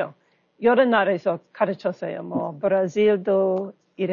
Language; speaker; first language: Korean; non-native, learner; English